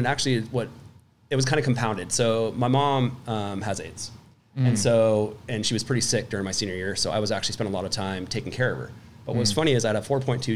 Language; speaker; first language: English; native; English